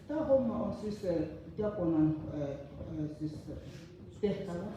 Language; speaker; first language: Finnish; non-native, fluent; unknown